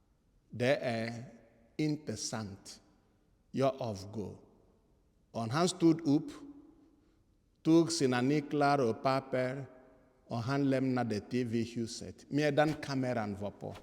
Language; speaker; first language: Swedish; non-native, fluent; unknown